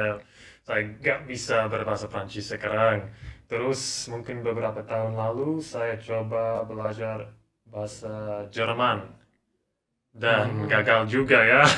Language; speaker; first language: Indonesian; non-native, learner; English